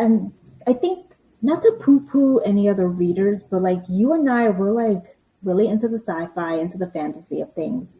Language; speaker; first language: English; native; English